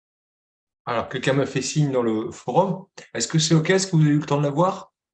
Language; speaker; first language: French; native; French